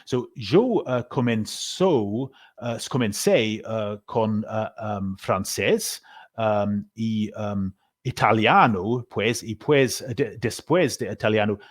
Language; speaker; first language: Spanish; non-native, learner; English